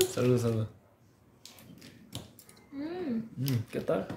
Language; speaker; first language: Spanish; non-native, learner; Korean